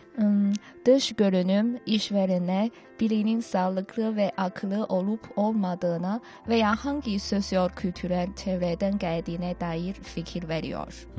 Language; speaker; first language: Turkish; non-native, learner; Chinese